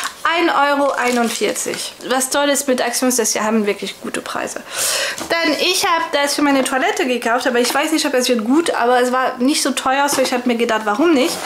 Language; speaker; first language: German; non-native, fluent; French